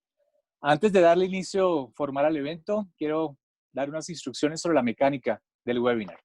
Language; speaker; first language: Spanish; native; Spanish